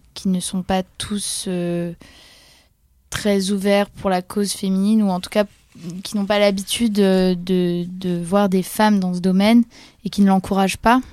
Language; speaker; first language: French; non-native, fluent; Polish